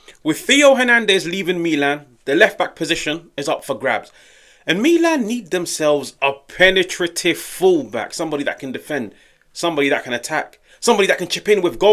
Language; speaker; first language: English; native; English